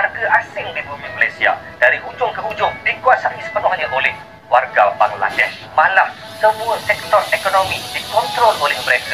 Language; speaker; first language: Malay; native; Malay